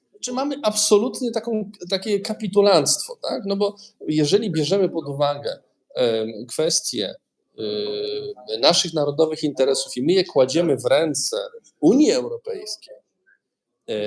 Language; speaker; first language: Polish; native; Polish